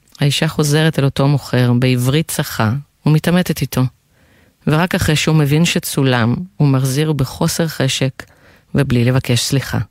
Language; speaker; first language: Hebrew; non-native, fluent; Russian